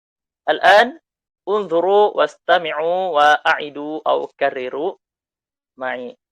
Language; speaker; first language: Arabic; non-native, fluent; Indonesian